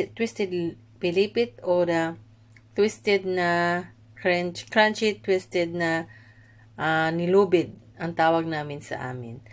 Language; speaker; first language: Filipino; non-native, local second language; Cebuano